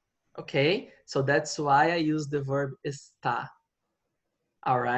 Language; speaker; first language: English; non-native, fluent; Portuguese